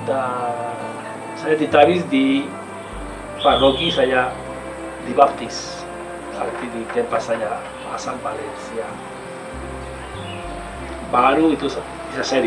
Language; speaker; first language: Indonesian; non-native, fluent; Spanish